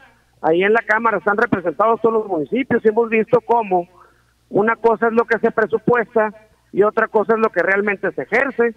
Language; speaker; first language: Spanish; native; Spanish